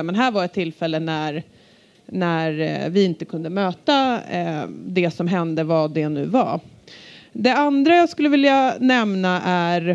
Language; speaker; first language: Swedish; native; Swedish